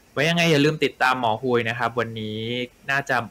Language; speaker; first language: Thai; native; Thai